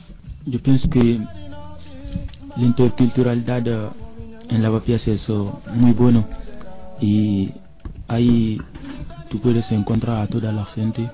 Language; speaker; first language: Spanish; non-native, learner; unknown